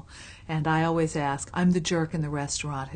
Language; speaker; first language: English; native; English